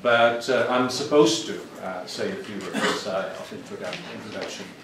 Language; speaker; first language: English; non-native, fluent; Czech